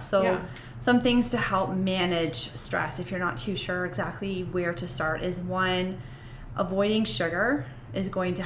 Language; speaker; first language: English; native; English